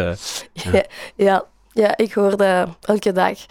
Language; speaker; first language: Dutch; non-native, learner; French